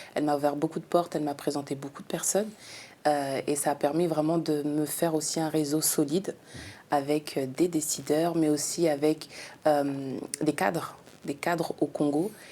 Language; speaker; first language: French; native; French